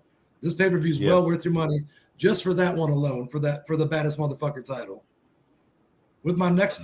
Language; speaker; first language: English; native; English